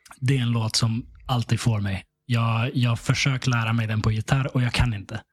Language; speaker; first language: Swedish; early bilingual, other home language; Russian